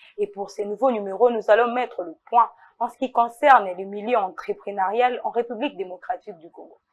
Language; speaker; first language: French; non-native, local second language; Lingala